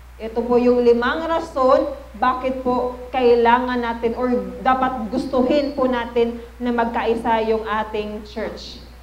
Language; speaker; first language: Filipino; non-native, local second language; Cebuano